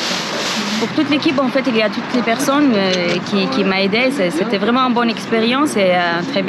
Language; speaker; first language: French; non-native, learner; Arabic